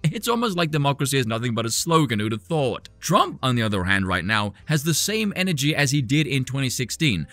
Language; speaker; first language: English; native; English